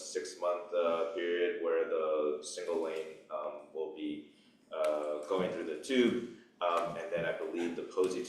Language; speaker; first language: English; native; English